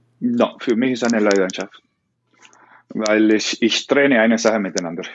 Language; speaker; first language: German; non-native, learner; Spanish